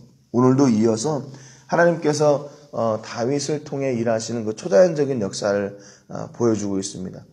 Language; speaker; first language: Korean; native; Korean